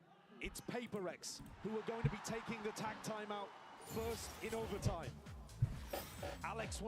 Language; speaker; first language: English; native; English